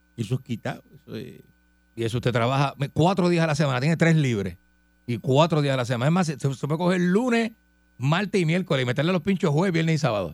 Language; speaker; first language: Spanish; native; Spanish